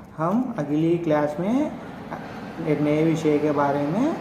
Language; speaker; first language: Hindi; non-native, local second language; Telugu